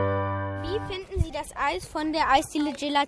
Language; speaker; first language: German; native; German